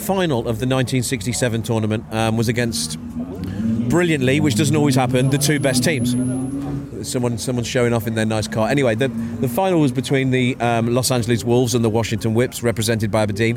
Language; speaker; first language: English; native; English